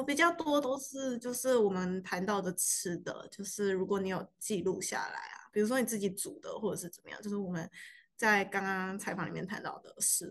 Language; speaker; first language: Chinese; native; Chinese